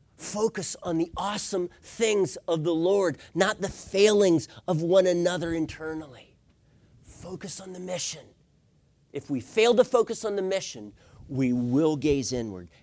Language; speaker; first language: English; native; English